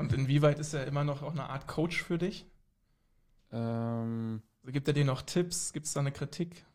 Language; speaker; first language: German; native; German